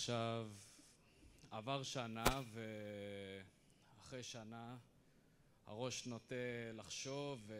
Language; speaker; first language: Hebrew; non-native, fluent; English